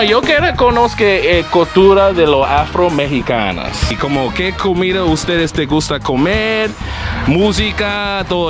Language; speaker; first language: Spanish; non-native, learner; English